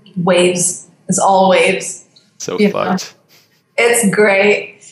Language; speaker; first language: English; non-native, fluent; Turkish